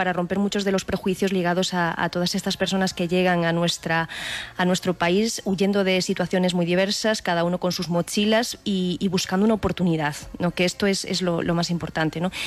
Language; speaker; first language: Spanish; native; Spanish